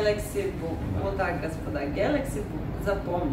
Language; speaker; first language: Russian; native; Russian